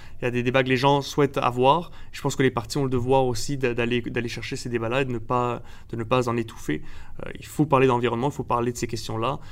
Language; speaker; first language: French; early bilingual, other home language; Spanish